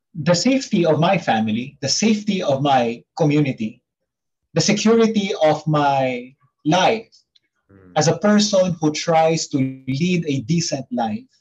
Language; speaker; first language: English; non-native, local second language; Filipino